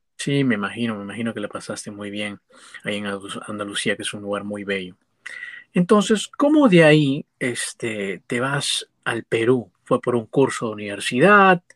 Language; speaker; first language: Spanish; native; Spanish